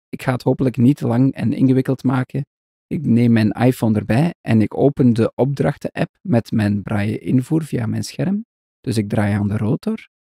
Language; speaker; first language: Dutch; native; Dutch